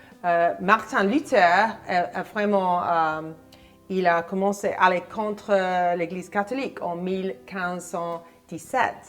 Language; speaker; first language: French; non-native, fluent; English